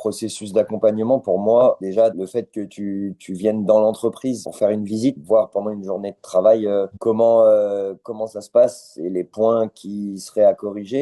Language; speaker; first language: French; native; French